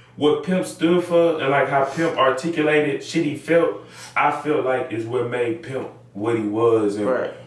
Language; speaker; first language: English; native; English